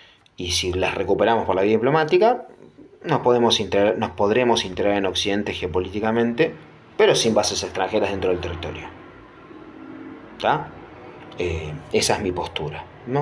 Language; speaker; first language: Spanish; native; Spanish